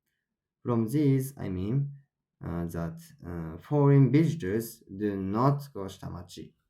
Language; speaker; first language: English; non-native, learner; Japanese